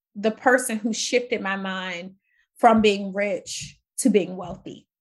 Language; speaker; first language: English; native; English